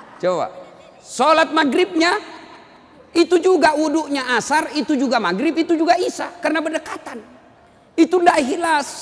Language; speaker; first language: Indonesian; native; Indonesian